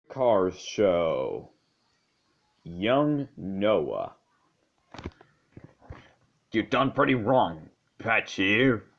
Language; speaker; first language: English; native; English